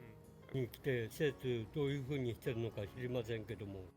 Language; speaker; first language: Japanese; native; Japanese